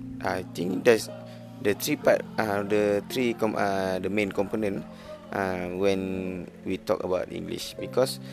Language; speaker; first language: English; non-native, learner; Malay